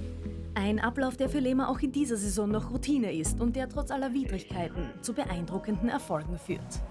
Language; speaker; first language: German; native; German